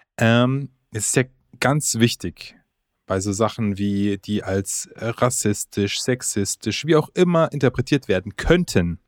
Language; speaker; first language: German; early bilingual, other home language; Croatian